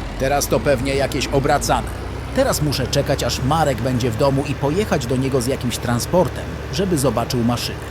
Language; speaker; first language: Polish; native; Polish